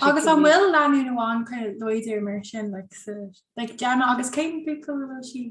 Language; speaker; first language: Irish; non-native, local second language; English